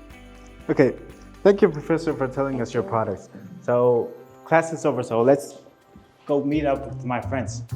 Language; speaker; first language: English; non-native, learner; Mongolian